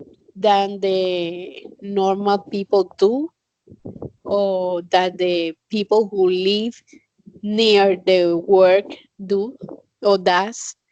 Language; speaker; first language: English; non-native, learner; Spanish